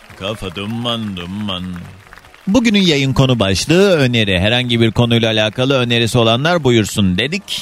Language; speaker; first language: Turkish; native; Turkish